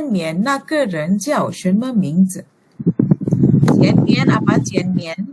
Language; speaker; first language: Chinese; non-native, fluent; Indonesian